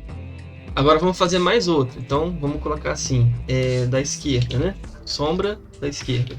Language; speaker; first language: Portuguese; native; Portuguese